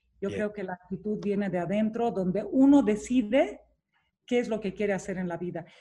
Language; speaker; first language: Spanish; non-native, fluent; Romanian